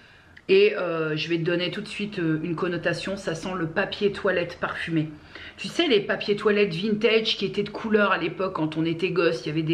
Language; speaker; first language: French; native; French